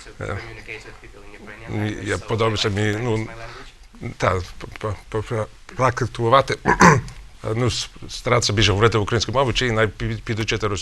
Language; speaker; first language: Ukrainian; early bilingual, heritage; Ukrainian